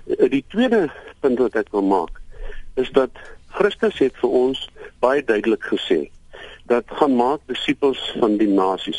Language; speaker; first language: Afrikaans; native; Afrikaans